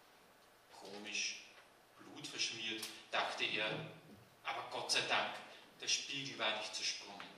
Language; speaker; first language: German; native; German